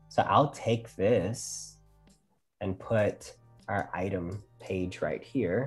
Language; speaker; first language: English; native; English